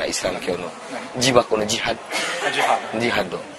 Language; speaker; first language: Japanese; non-native, learner; Indonesian